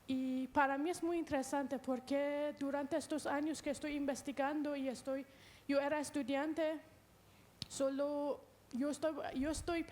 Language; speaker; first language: Spanish; non-native, learner; Persian